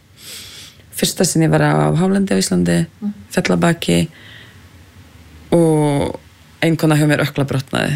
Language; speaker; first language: Icelandic; non-native, fluent; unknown